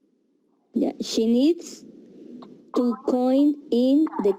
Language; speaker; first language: English; non-native, learner; Spanish